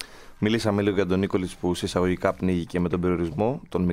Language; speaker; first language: Greek; native; Greek